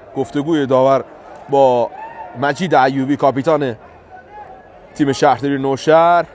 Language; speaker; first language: Persian; native; Persian